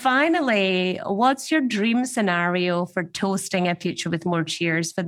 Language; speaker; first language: English; native; English